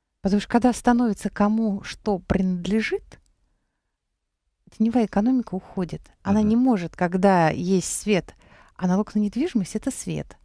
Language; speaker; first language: Russian; native; Russian